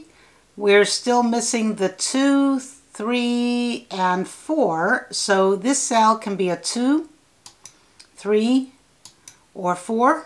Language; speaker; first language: English; native; English